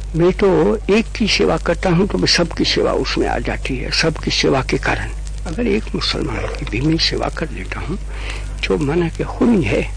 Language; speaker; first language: Hindi; non-native, local second language; Gujarati